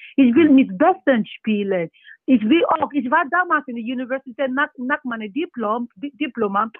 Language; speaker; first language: German; non-native, learner; Yoruba